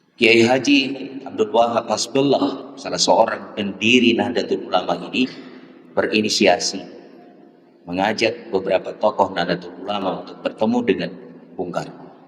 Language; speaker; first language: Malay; non-native, local second language; Achinese